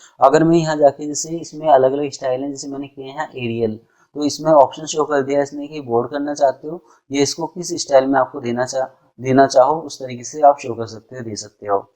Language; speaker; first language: Hindi; native; Hindi